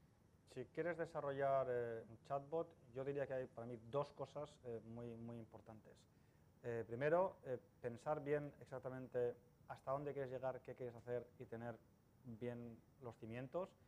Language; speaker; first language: Spanish; native; Spanish